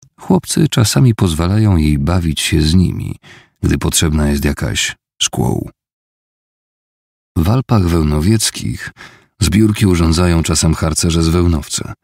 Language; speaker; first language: Polish; native; Polish